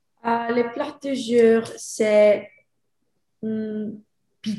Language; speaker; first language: French; non-native, learner; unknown